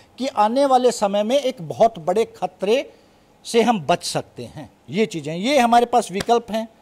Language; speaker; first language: Hindi; native; Hindi